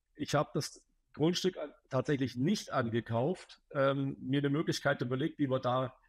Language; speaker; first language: German; native; German